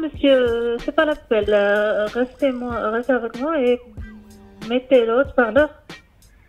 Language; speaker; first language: French; non-native, learner; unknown